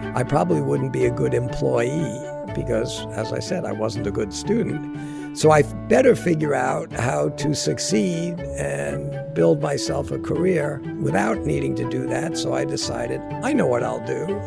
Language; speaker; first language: English; native; English